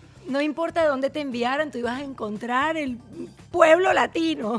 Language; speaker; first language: Spanish; native; Spanish